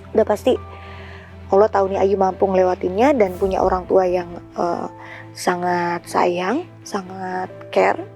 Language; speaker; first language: Indonesian; native; Indonesian